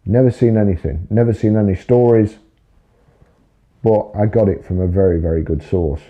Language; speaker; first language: English; native; English